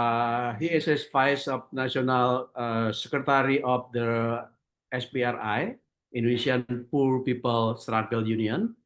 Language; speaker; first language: English; non-native, learner; Indonesian